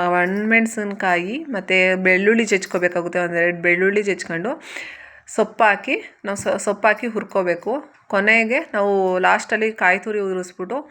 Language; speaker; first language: Kannada; native; Kannada